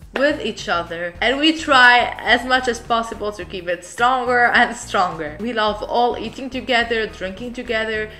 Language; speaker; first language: English; non-native, fluent; Arabic